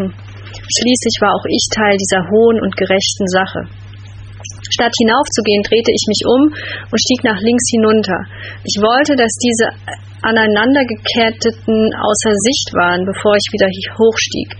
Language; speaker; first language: German; native; German